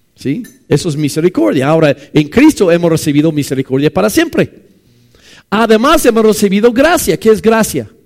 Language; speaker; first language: Spanish; non-native, fluent; English